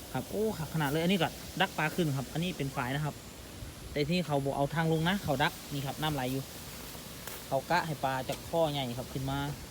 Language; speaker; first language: Thai; native; Thai